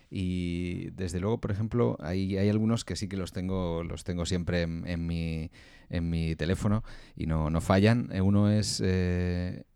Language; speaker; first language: Spanish; native; Spanish